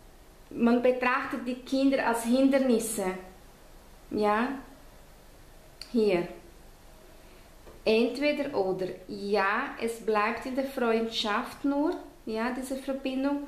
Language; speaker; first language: German; non-native, fluent; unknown